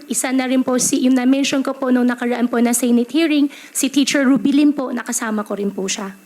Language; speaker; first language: Filipino; native; Filipino